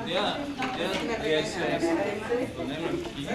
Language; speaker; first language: Spanish; non-native, learner; French